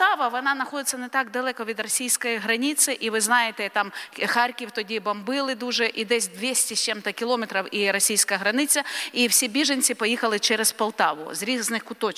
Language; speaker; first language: Polish; non-native, learner; Ukrainian